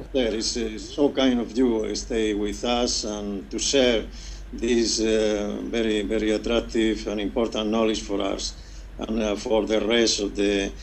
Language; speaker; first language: English; non-native, fluent; Spanish